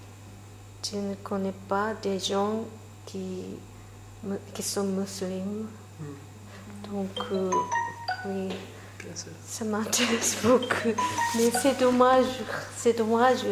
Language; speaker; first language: French; non-native, learner; Japanese